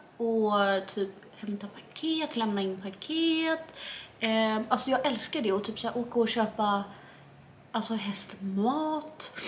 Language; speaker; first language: Swedish; native; Swedish